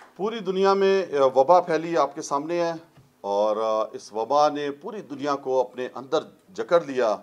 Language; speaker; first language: Urdu; non-native, local second language; Pashto